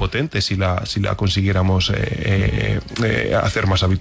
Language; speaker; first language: Spanish; native; Spanish